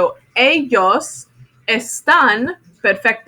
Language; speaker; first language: Spanish; non-native, fluent; English